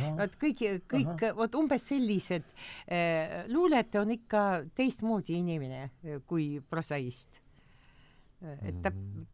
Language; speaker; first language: Estonian; non-native, local second language; Russian